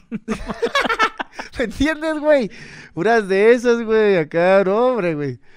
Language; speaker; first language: Spanish; native; Spanish